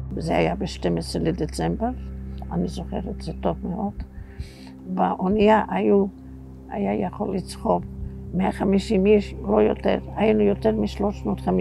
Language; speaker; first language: Hebrew; non-native, fluent; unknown